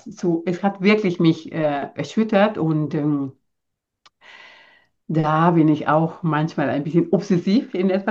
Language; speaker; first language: German; non-native, fluent; Spanish